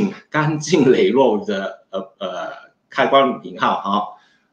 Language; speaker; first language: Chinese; native; Chinese